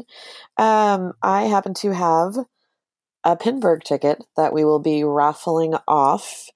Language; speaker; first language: English; native; English